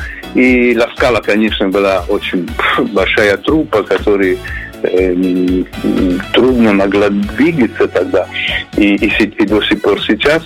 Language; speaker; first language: Russian; non-native, fluent; Italian